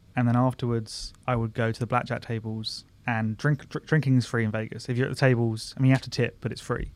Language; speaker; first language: English; native; English